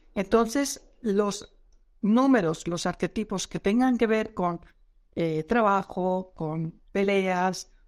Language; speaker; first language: Spanish; non-native, fluent; Dutch